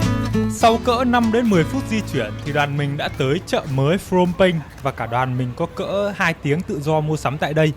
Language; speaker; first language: Vietnamese; native; Vietnamese